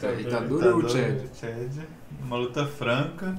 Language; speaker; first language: Portuguese; native; Portuguese